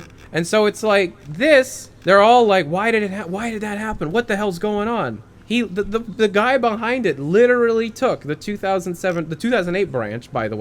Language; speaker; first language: English; native; English